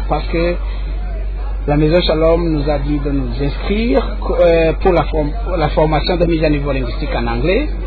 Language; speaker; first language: French; non-native, local second language; Rundi